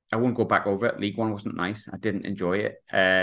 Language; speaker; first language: English; native; English